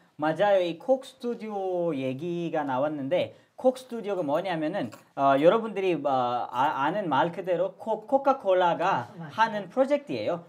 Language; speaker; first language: Korean; non-native, fluent; Urdu